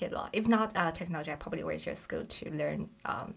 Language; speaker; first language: English; non-native, fluent; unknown